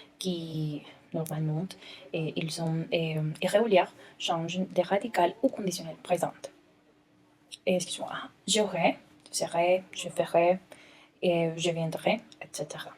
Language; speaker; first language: French; non-native, learner; Spanish